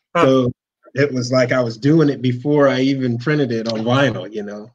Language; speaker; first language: English; native; English